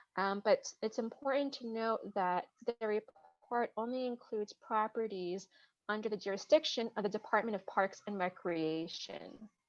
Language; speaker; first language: English; native; English